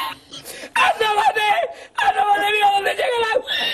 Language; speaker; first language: Spanish; native; Spanish